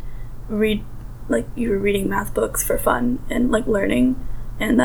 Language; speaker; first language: English; early bilingual, other home language; Russian